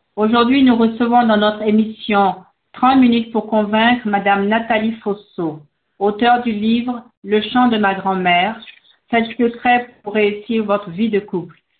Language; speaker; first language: French; non-native, local second language; Bambara